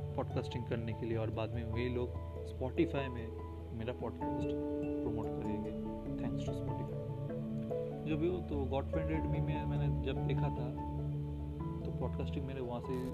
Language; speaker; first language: Hindi; non-native, local second language; Bangla